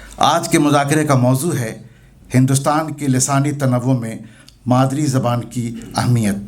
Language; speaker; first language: Urdu; native; Urdu